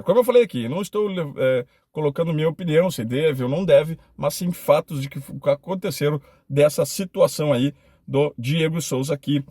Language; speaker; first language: Portuguese; native; Portuguese